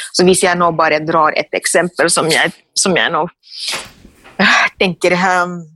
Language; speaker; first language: Norwegian; non-native, fluent; Finnish